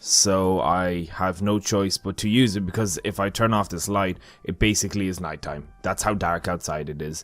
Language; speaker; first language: English; native; English